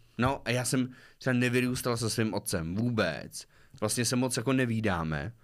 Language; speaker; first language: Czech; native; Czech